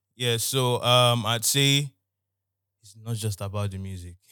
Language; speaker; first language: English; non-native, local second language; Yoruba